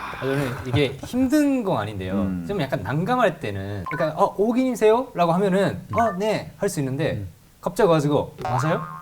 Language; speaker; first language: Korean; non-native, fluent; Japanese